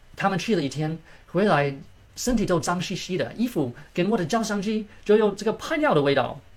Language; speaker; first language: Chinese; early bilingual, heritage; Chinese